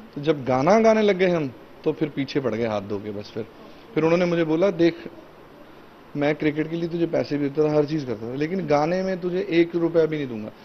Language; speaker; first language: Hindi; native; Hindi